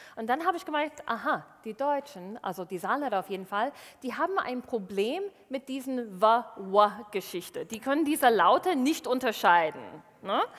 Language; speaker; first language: German; non-native, fluent; English